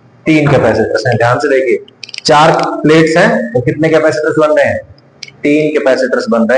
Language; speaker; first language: Hindi; native; Hindi